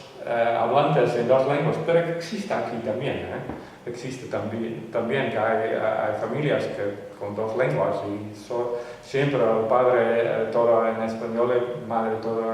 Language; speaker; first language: Spanish; non-native, fluent; Western Frisian